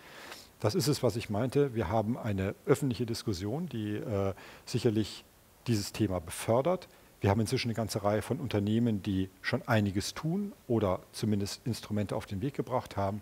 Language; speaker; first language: German; native; German